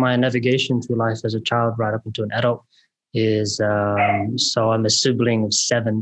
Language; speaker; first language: English; native; English